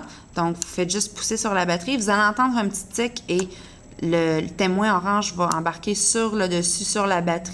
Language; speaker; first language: French; native; French